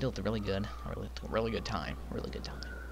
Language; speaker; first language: English; native; English